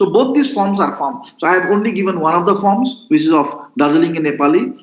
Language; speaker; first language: English; non-native, local second language; Nepali